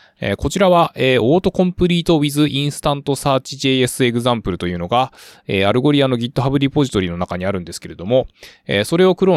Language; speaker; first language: Japanese; native; Japanese